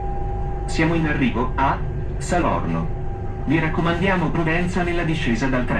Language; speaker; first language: Italian; native; Italian